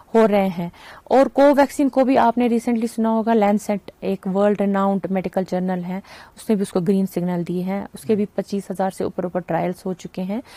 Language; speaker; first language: Hindi; non-native, local second language; Kashmiri